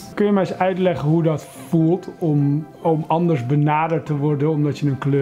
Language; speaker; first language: Dutch; native; Dutch